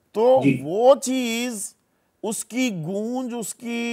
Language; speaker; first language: Hindi; native; Hindi